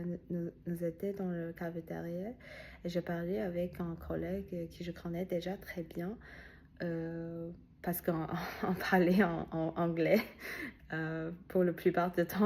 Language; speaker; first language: French; non-native, learner; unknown